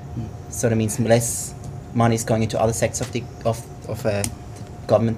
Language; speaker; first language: English; native; English